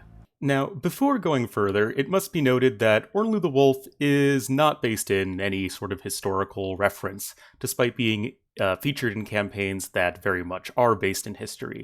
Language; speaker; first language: English; native; English